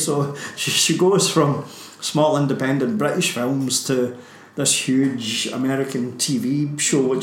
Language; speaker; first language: English; native; English